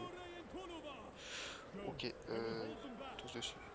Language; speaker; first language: French; native; French